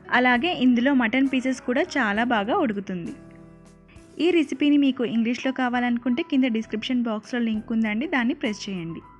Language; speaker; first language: Telugu; non-native, local second language; Urdu